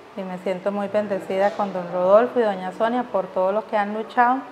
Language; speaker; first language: Spanish; native; Spanish